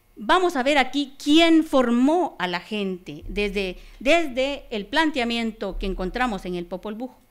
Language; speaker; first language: Spanish; non-native, local second language; Kaqchikel